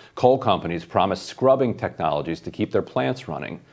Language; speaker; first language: English; native; English